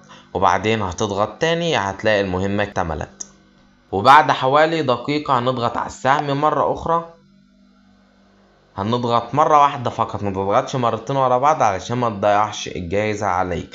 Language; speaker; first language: Arabic; native; Arabic